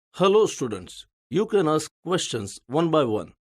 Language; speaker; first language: English; non-native, local second language; Gujarati